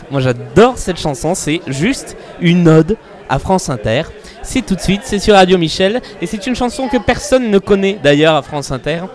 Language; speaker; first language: French; native; French